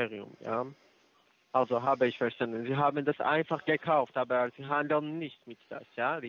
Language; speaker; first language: German; non-native, learner; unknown